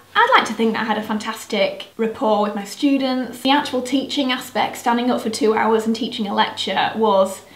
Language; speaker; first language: English; native; English